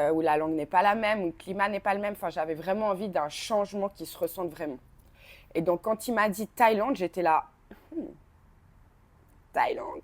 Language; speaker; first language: French; native; French